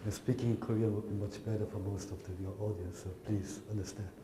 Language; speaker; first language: English; non-native, fluent; Korean